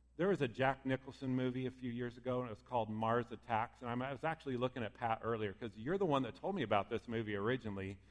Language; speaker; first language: English; native; English